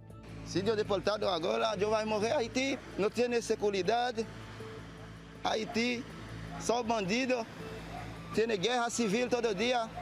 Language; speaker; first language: Portuguese; non-native, learner; Haitian Creole